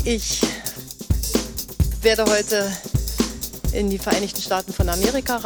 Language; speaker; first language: German; native; German